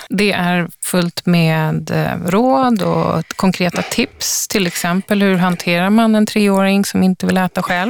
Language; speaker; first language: Swedish; native; Swedish